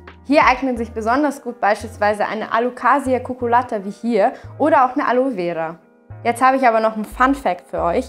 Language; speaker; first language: German; native; German